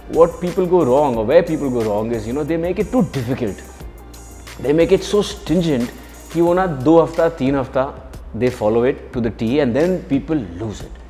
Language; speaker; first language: English; non-native, local second language; Hindi